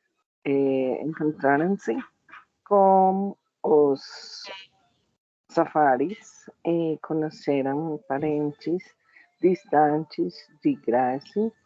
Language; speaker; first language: Portuguese; non-native, learner; Spanish